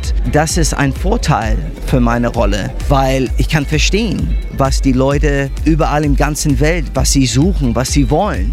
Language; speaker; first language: German; early bilingual, heritage; English